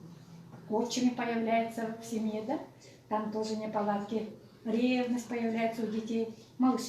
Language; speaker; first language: Russian; native; Russian